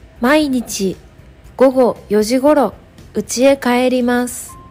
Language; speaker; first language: Japanese; non-native, learner; Indonesian